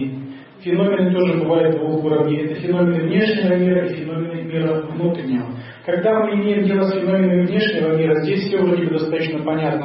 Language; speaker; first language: Russian; native; Russian